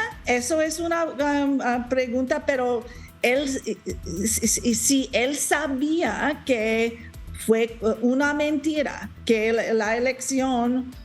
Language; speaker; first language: Spanish; non-native, learner; English